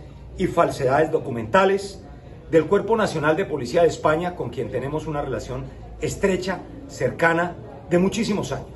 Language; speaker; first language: Spanish; native; Spanish